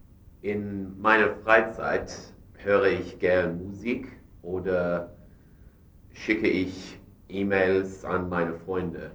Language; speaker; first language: German; non-native, learner; English